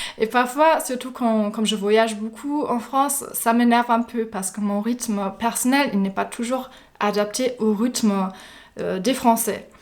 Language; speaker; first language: French; non-native, fluent; German